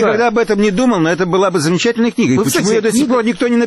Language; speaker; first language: Russian; native; Russian